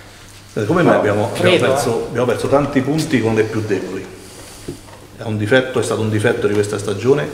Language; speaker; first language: Italian; native; Italian